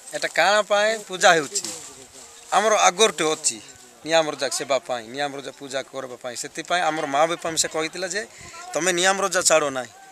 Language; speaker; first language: Odia; non-native, local second language; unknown